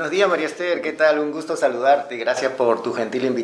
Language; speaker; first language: Spanish; native; Spanish